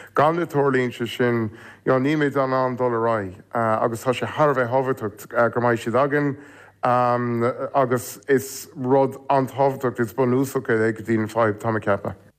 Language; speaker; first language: Irish; non-native, local second language; English